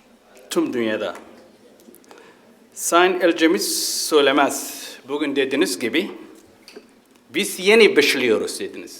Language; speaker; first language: Turkish; non-native, fluent; Somali